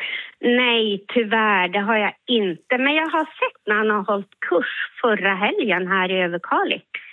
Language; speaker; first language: Swedish; native; Swedish